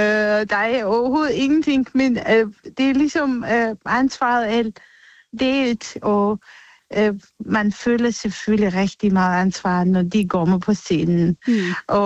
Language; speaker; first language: Danish; non-native, fluent; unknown